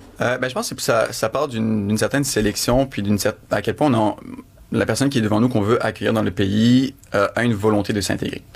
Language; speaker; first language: French; early bilingual, other home language; Arabic